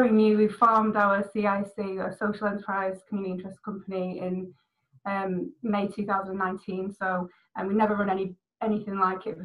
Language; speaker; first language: English; native; English